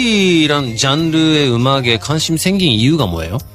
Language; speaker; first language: Korean; non-native, learner; Japanese